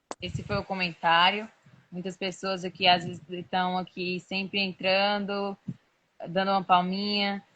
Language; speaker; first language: Portuguese; native; Portuguese